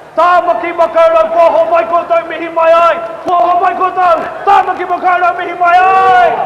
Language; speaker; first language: Māori; native; Māori